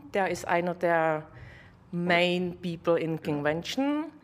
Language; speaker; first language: German; non-native, fluent; Czech